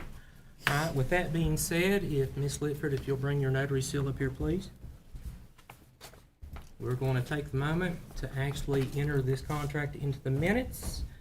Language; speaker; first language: English; native; English